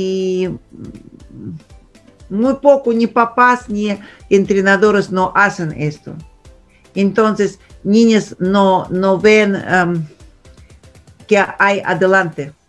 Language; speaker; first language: Spanish; non-native, fluent; Russian